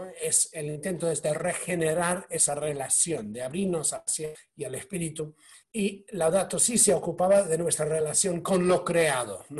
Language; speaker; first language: Spanish; non-native, fluent; English